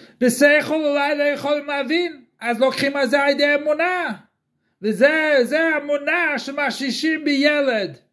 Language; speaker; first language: Hebrew; non-native, fluent; English